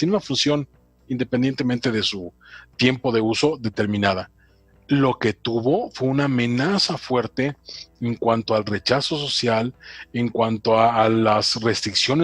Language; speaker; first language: Spanish; native; Spanish